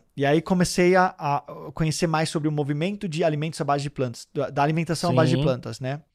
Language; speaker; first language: Portuguese; early bilingual, heritage; Danish